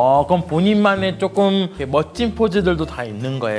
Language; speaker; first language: Korean; native; Korean